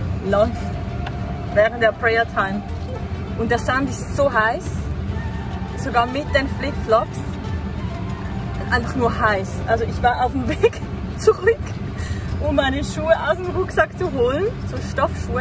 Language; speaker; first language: German; native; German